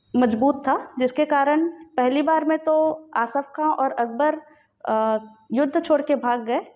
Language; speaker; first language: Hindi; native; Hindi